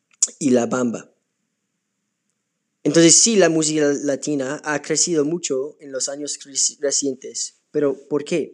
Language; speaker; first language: Spanish; non-native, learner; English